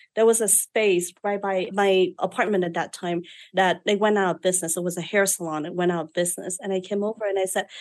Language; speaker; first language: English; non-native, fluent; Vietnamese